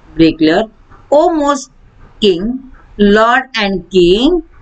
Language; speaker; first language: English; non-native, local second language; Marathi